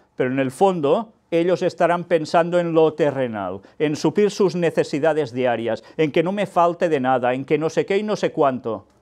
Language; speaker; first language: Spanish; non-native, local second language; Catalan